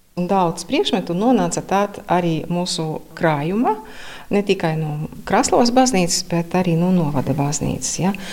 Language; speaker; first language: Latvian; non-native, local second language; Russian